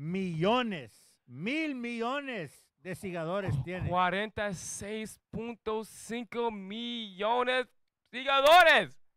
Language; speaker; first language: Spanish; non-native, learner; English